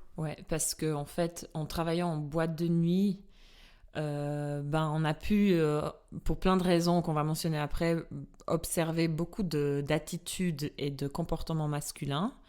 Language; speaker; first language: French; non-native, fluent; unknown